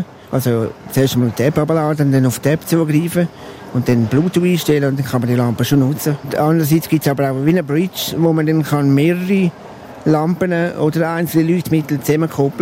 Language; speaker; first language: German; native; German